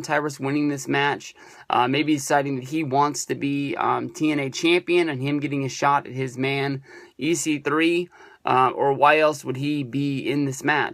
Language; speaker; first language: English; native; English